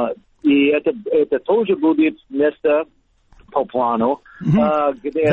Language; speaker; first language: Russian; non-native, learner; English